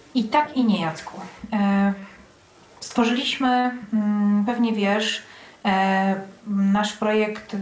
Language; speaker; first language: Polish; native; Polish